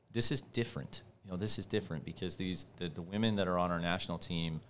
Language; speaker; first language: English; native; English